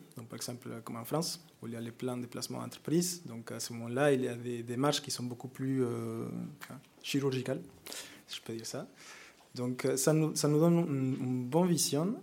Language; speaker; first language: French; non-native, fluent; Spanish